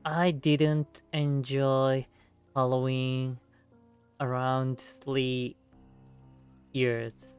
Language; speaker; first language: English; non-native, learner; Japanese